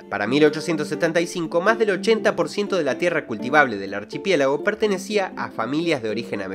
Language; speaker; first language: Spanish; native; Spanish